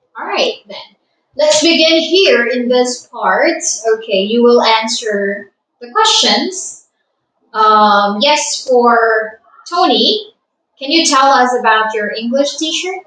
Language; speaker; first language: English; non-native, fluent; Vietnamese